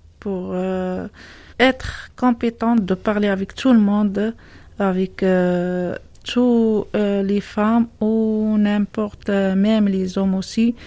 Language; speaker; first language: French; non-native, learner; Arabic